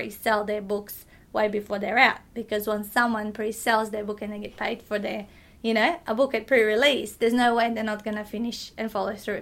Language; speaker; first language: English; non-native, fluent; Macedonian